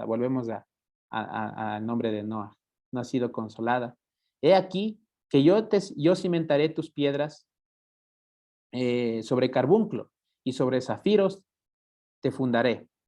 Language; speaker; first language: Spanish; native; Spanish